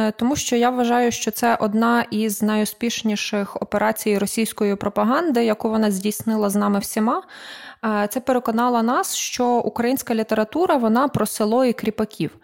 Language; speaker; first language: Ukrainian; native; Ukrainian